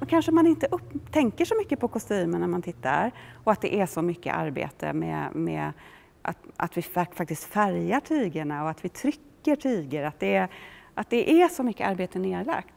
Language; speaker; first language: Swedish; native; Swedish